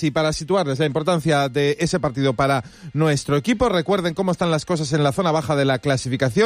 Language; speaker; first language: Spanish; native; Spanish